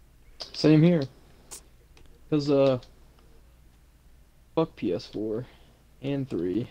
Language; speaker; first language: English; native; English